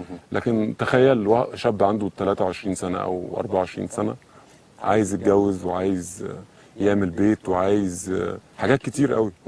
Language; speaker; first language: Arabic; native; Arabic